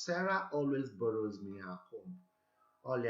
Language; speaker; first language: Portuguese; non-native, learner; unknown